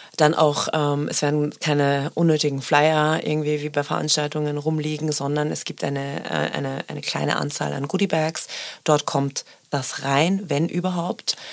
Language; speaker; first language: German; early bilingual, other home language; Persian